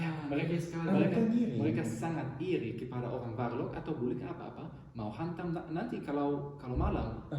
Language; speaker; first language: Indonesian; non-native, learner; German